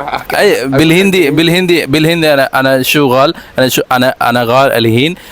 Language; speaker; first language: Arabic; non-native, learner; Hindi